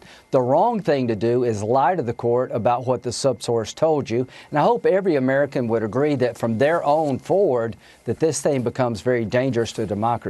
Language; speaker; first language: English; native; English